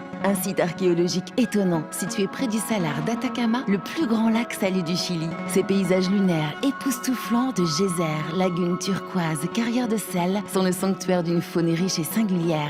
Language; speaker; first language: French; native; French